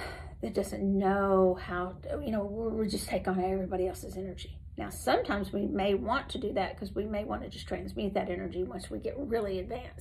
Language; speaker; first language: English; native; English